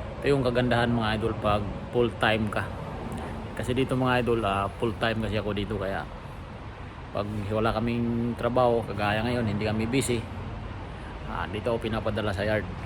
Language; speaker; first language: Filipino; native; Filipino